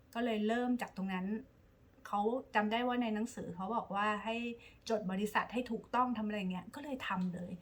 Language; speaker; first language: Thai; native; Thai